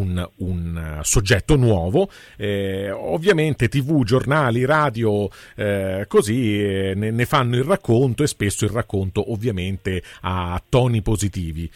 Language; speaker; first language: Italian; native; Italian